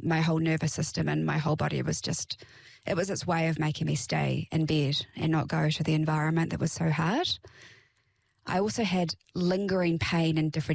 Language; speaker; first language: English; native; English